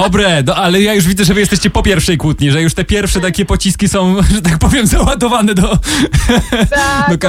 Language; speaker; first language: Polish; native; Polish